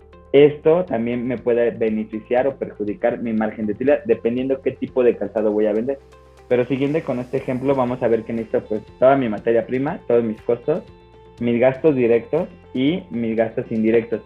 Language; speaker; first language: Spanish; native; Spanish